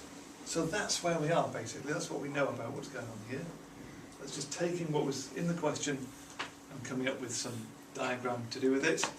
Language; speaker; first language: English; native; English